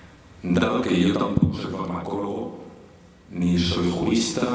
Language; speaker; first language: Spanish; native; Spanish